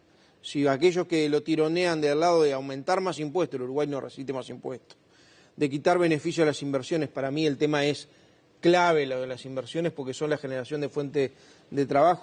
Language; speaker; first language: Spanish; native; Spanish